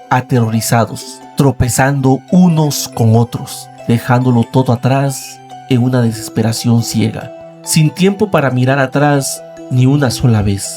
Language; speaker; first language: Spanish; native; Spanish